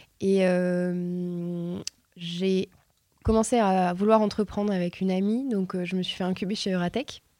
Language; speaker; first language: French; native; French